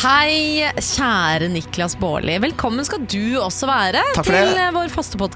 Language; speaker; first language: Norwegian; native; Norwegian